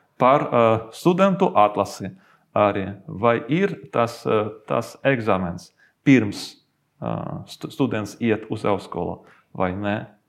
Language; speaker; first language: Latvian; non-native, local second language; Russian